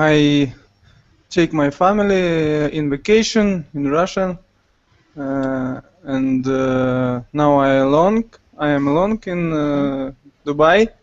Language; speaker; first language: English; non-native, learner; Russian